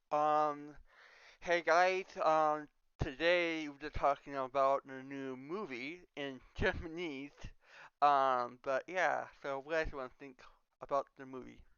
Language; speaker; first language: English; non-native, learner; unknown